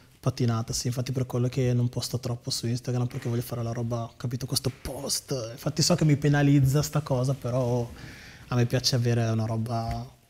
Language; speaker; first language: Italian; early bilingual, other home language; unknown